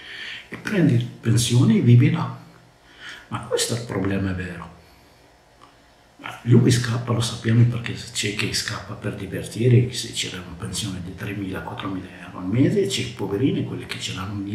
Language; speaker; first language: Italian; non-native, learner; Arabic